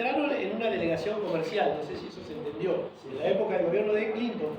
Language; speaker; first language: Spanish; native; Spanish